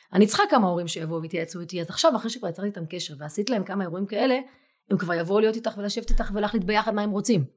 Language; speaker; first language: Hebrew; native; Hebrew